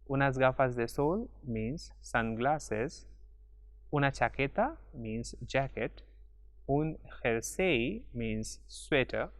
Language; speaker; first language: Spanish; non-native, fluent; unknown